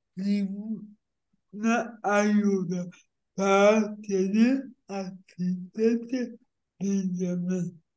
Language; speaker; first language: Spanish; native; Spanish